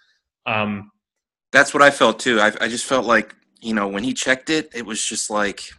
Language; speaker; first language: English; native; English